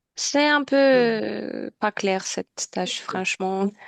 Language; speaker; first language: French; non-native, learner; Ukrainian